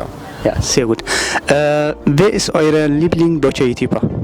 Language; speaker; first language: German; non-native, learner; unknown